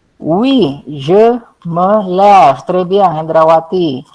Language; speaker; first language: French; non-native, fluent; Indonesian